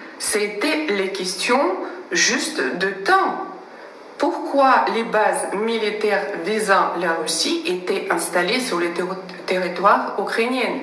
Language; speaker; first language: French; non-native, fluent; Russian